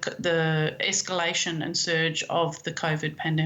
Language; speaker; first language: English; native; English